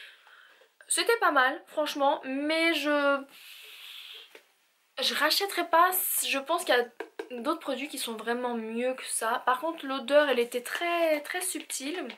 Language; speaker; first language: French; native; French